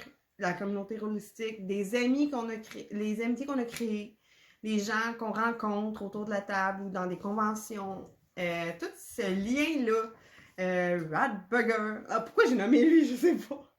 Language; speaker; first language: French; native; French